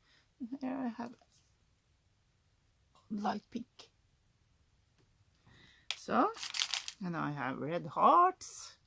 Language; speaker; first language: English; non-native, learner; Norwegian